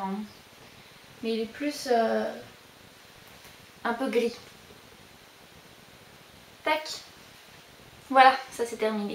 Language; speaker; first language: French; native; French